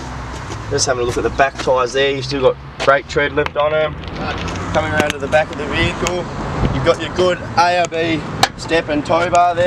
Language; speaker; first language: English; native; English